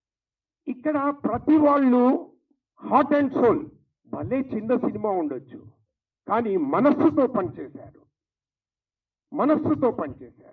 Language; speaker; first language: Telugu; native; Telugu